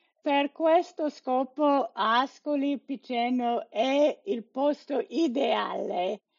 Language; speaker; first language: Italian; non-native, learner; English